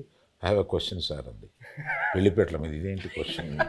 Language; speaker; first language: Telugu; native; Telugu